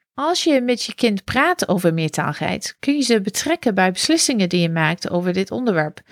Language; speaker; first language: Dutch; non-native, fluent; English